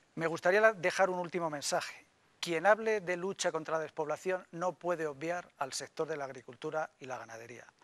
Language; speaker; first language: Spanish; native; Spanish